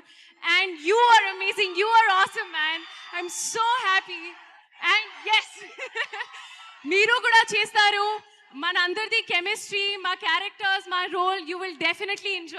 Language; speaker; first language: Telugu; non-native, local second language; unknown